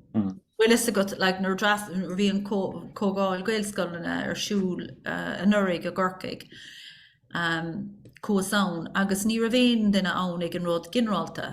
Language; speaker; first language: Irish; non-native, local second language; English